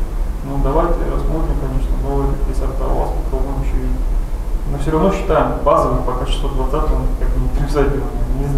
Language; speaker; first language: Russian; native; Russian